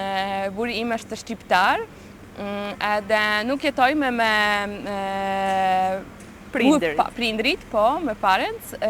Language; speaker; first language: Albanian; non-native, learner; Polish